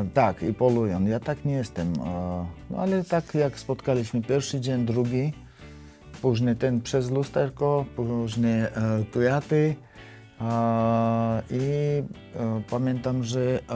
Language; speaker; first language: Polish; non-native, learner; Georgian